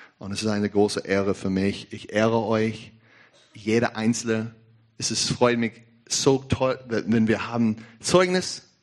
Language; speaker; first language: German; non-native, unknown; English